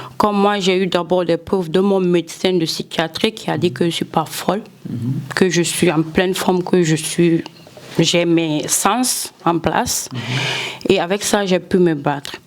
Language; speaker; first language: French; non-native, local second language; Fula